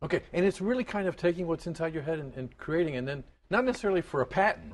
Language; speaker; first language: English; native; English